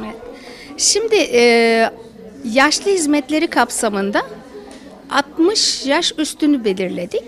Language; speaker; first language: Turkish; native; Turkish